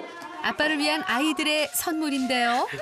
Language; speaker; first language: Korean; native; Korean